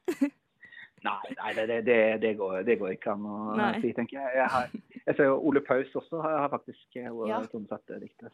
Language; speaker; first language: Norwegian; native; Norwegian